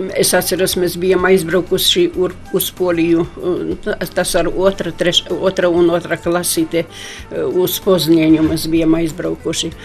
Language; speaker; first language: Latvian; non-native, local second language; Polish